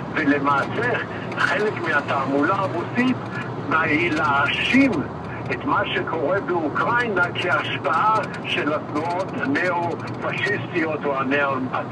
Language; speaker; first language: Hebrew; non-native, fluent; Russian